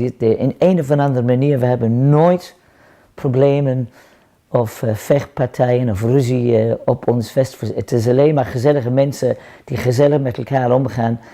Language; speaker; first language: Dutch; non-native, fluent; English